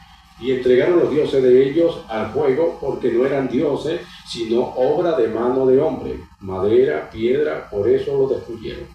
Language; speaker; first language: Spanish; native; Spanish